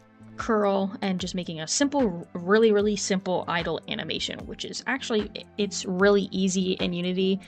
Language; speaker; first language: English; native; English